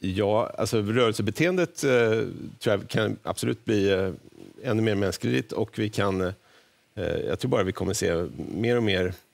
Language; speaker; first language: Swedish; native; Swedish